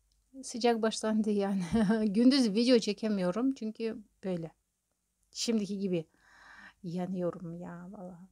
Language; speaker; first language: Turkish; non-native, fluent; Russian